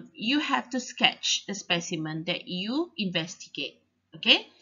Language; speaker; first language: English; non-native, local second language; Malay